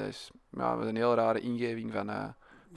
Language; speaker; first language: Dutch; native; Dutch